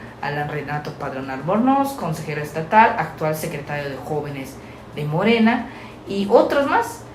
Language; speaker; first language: Spanish; native; Spanish